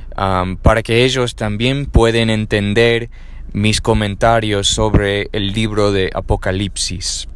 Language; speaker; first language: Spanish; non-native, learner; English